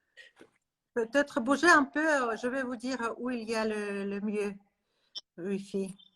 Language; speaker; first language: French; non-native, learner; Russian